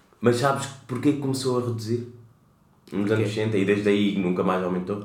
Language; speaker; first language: Portuguese; native; Portuguese